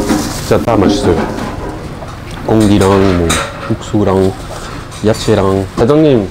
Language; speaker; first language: Korean; non-native, learner; French